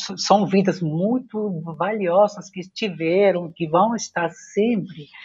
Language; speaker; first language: Portuguese; non-native, fluent; Spanish